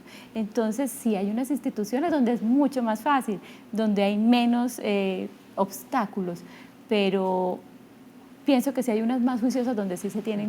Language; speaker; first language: Spanish; native; Spanish